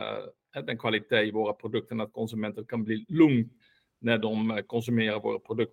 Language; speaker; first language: Swedish; non-native, fluent; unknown